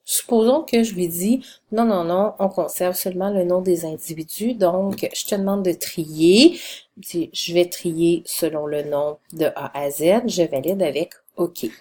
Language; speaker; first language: French; native; French